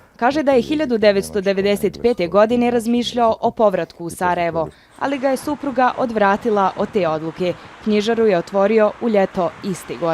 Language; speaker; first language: Bosnian; native; Bosnian